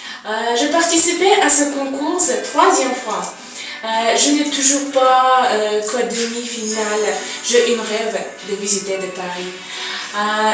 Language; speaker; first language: French; non-native, learner; Kazakh